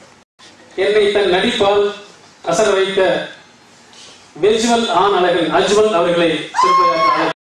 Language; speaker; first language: Tamil; native; Tamil